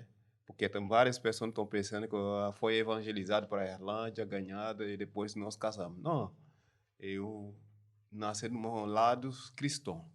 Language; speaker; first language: Portuguese; non-native, learner; French